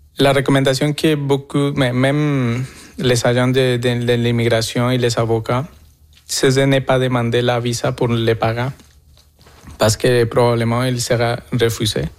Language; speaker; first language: French; non-native, fluent; Spanish